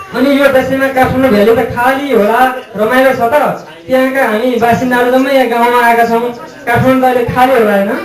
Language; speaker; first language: Nepali; native; Nepali